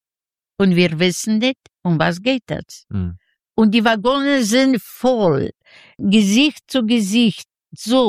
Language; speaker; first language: German; non-native, fluent; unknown